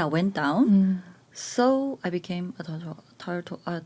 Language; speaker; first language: English; non-native, learner; Korean